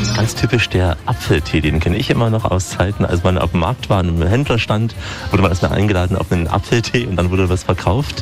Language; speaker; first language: German; native; German